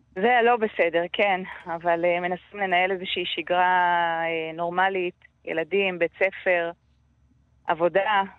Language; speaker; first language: Hebrew; native; Hebrew